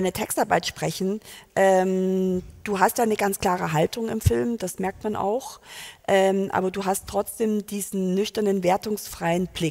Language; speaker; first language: German; native; German